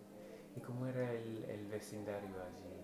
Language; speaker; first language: Spanish; non-native, fluent; English